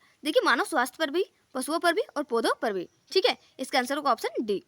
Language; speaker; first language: Hindi; native; Hindi